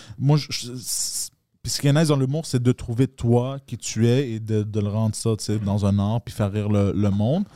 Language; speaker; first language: French; early bilingual, other home language; Greek